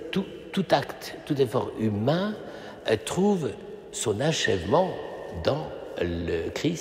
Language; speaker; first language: French; native; French